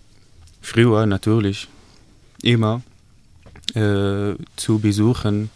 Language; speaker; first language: German; non-native, learner; Arabic